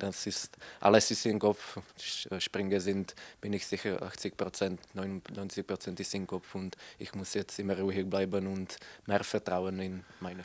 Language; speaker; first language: German; non-native, learner; Czech